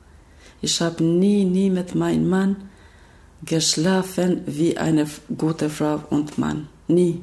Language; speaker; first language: German; non-native, learner; Albanian